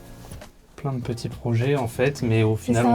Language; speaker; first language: French; native; French